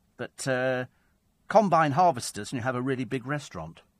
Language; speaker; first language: English; native; English